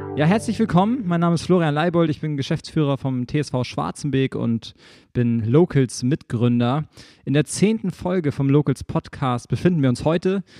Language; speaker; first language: German; native; German